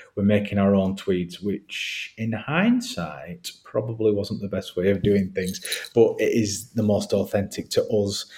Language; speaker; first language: English; native; English